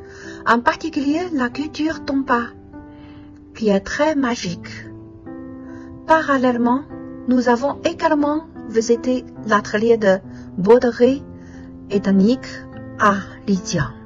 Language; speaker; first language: French; non-native, fluent; Chinese